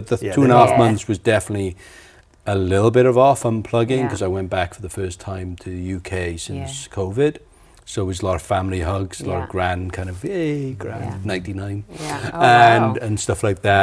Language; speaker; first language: English; native; English